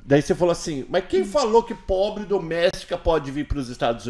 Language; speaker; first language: Portuguese; native; Portuguese